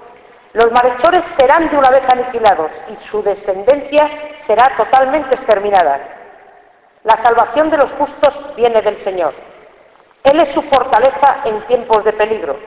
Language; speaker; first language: Spanish; native; Spanish